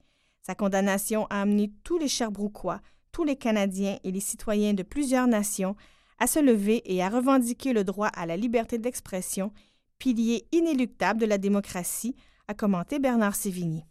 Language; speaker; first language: French; native; French